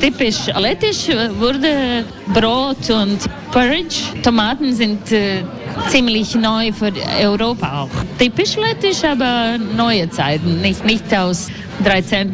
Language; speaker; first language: German; non-native, learner; Latvian